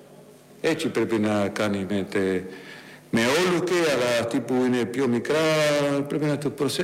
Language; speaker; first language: Greek; non-native, learner; Spanish